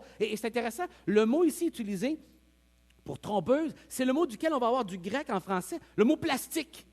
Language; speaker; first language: French; native; French